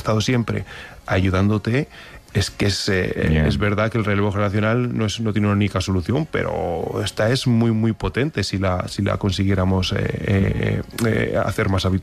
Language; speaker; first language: Spanish; native; Spanish